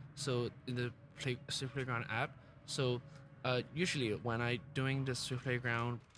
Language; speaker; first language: English; non-native, local second language; Cantonese